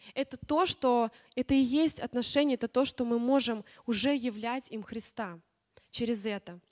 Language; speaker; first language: Russian; native; Russian